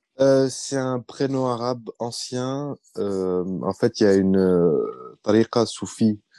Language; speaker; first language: French; early bilingual, other home language; Arabic